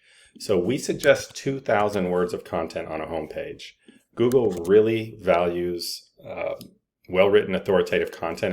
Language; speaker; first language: English; native; English